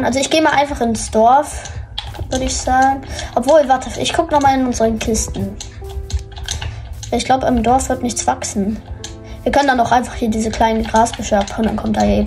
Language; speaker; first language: German; native; German